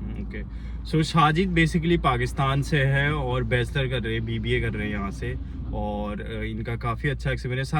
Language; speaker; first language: Hindi; native; Hindi